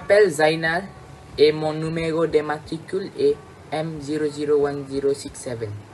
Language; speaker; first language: French; non-native, learner; Malay